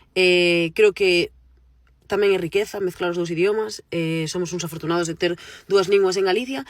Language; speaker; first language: Galician; native; Galician